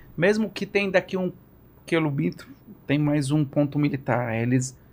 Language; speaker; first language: Portuguese; non-native, learner; Arabic